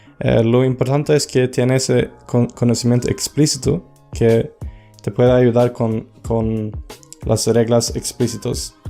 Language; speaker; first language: Spanish; non-native, fluent; Swedish